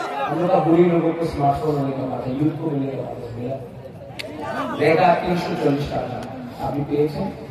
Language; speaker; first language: Hindi; non-native, local second language; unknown